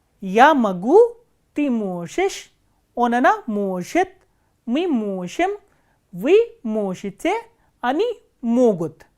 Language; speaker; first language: Russian; non-native, fluent; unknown